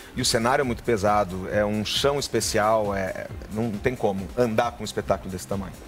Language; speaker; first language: Portuguese; native; Portuguese